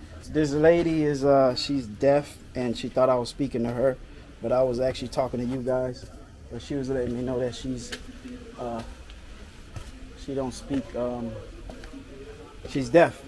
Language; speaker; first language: English; native; English